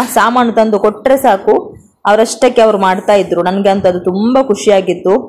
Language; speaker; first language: Kannada; non-native, local second language; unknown